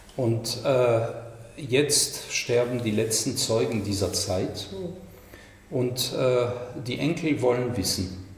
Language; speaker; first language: German; non-native, fluent; French